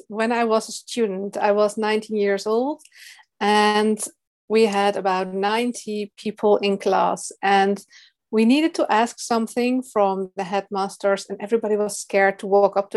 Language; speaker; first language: English; non-native, fluent; Dutch